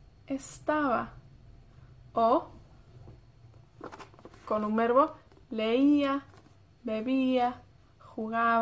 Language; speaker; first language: Spanish; non-native, fluent; Welsh